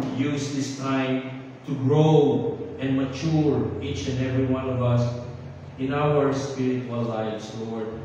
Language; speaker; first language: English; non-native, local second language; Filipino